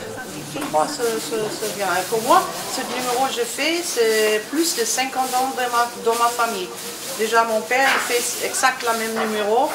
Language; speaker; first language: French; non-native, learner; German